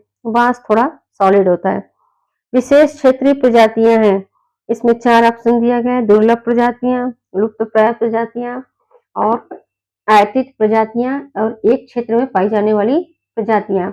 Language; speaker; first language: Hindi; native; Hindi